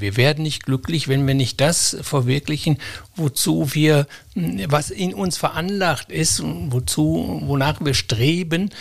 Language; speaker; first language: German; native; German